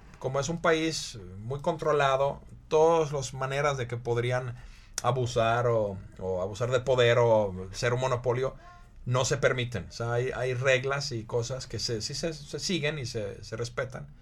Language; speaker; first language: Spanish; non-native, fluent; Finnish